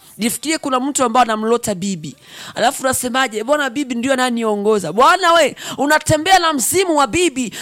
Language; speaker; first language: Swahili; non-native, local second language; Rundi